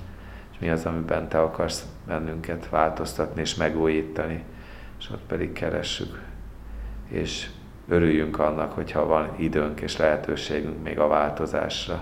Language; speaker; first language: Hungarian; native; Hungarian